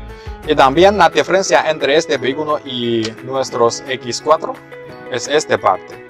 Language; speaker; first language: Spanish; non-native, learner; Chinese